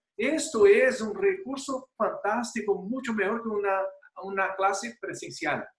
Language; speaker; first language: Spanish; non-native, fluent; Portuguese